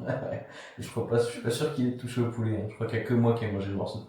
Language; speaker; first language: French; native; French